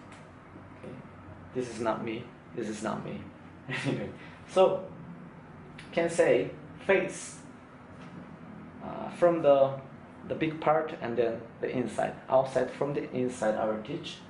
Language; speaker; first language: English; non-native, fluent; Korean